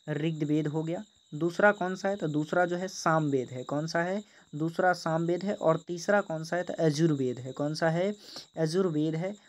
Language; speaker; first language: Hindi; native; Hindi